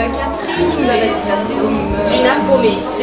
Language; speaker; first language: French; native; French